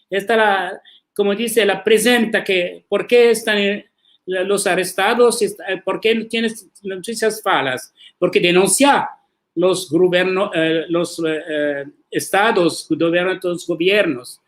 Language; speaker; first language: Spanish; non-native, learner; Arabic